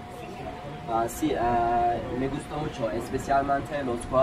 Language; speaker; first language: Spanish; non-native, learner; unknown